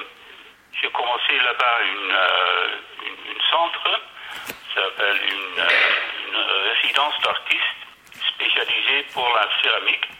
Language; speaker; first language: French; non-native, learner; Dutch